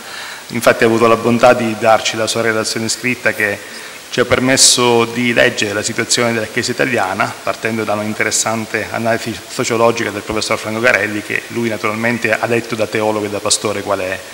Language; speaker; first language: Italian; native; Italian